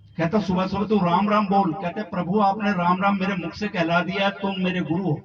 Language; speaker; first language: Hindi; non-native, local second language; Punjabi